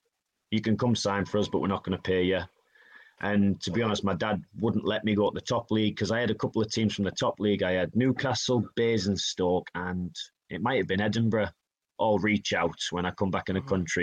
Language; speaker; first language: English; native; English